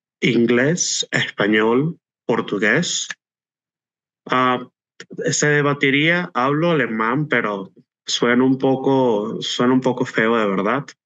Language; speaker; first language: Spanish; native; Spanish